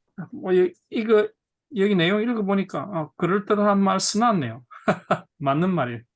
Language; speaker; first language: Korean; native; Korean